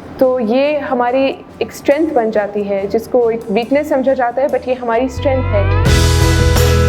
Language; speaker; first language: Urdu; non-native, local second language; Pashto